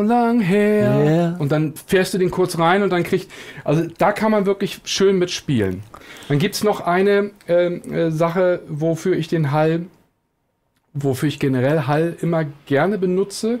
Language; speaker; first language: German; native; German